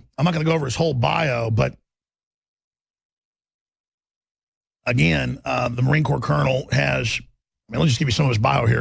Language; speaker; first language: English; native; English